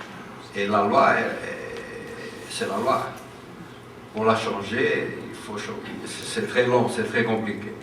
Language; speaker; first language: French; non-native, fluent; Portuguese